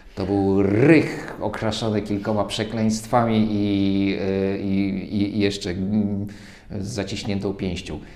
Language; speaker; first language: Polish; native; Polish